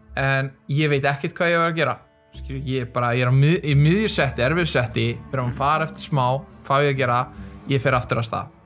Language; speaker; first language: Icelandic; early bilingual, other home language; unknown